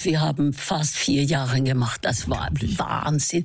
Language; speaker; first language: German; non-native, fluent; Norwegian